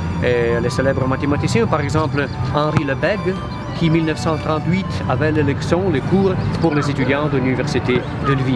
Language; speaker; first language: French; non-native, fluent; Ukrainian